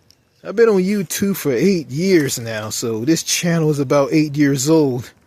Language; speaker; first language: English; native; English